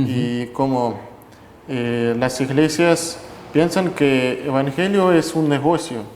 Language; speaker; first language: Spanish; non-native, fluent; Russian